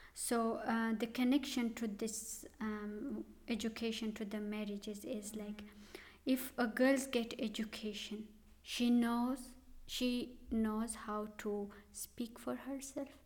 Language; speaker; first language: English; non-native, local second language; Pashto